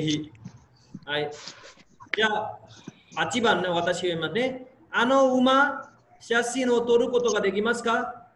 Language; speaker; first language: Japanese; non-native, fluent; Nepali